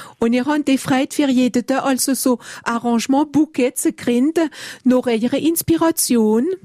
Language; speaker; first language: German; non-native, local second language; French